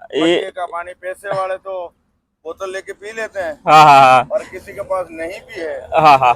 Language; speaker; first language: Hindi; non-native, local second language; Gujarati